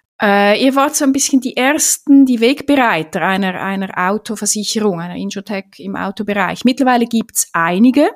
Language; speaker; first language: German; native; German